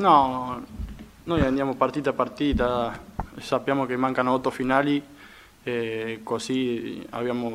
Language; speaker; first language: Italian; non-native, fluent; Spanish